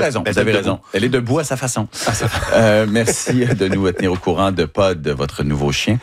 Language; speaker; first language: French; native; French